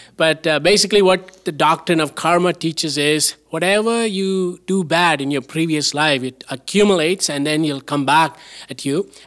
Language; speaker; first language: English; non-native, local second language; Tamil